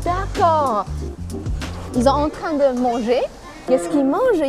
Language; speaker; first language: French; non-native, fluent; Chinese